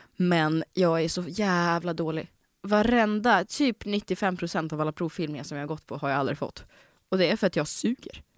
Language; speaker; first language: Swedish; native; Swedish